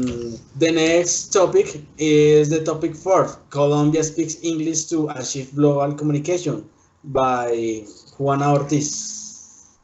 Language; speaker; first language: English; non-native, learner; Spanish